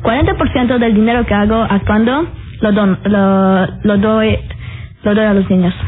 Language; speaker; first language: Spanish; early bilingual, heritage; Spanish